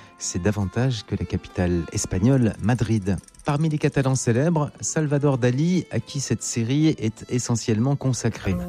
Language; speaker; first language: French; native; French